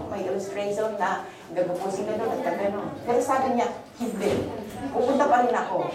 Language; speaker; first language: Filipino; non-native, local second language; Bikol